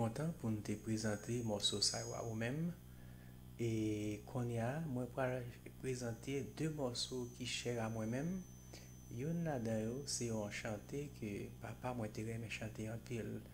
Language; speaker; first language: French; non-native, local second language; Haitian Creole